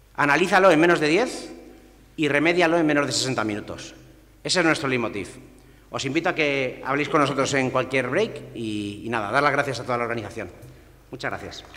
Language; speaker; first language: Spanish; native; Spanish